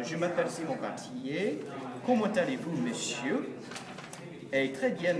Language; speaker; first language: French; non-native, fluent; English